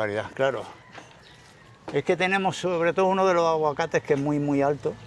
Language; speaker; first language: Spanish; native; Spanish